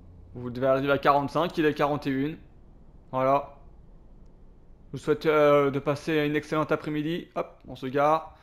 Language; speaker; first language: French; native; French